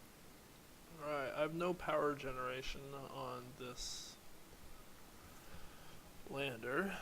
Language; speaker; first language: English; native; English